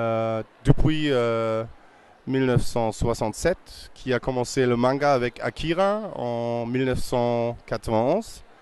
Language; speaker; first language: French; non-native, fluent; German